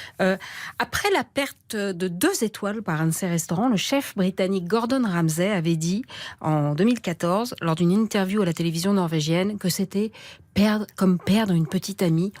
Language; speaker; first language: French; native; French